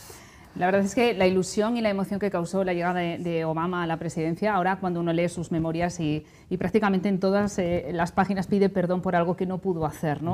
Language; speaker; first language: Spanish; native; Spanish